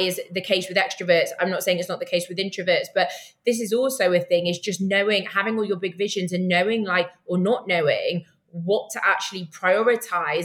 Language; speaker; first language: English; native; English